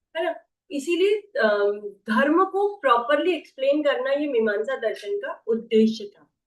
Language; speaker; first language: Hindi; non-native, local second language; Marathi